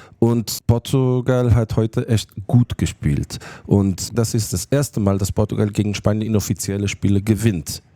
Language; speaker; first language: German; non-native, fluent; Portuguese